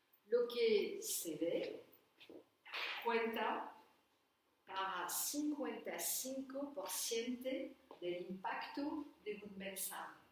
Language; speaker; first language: Spanish; non-native, learner; French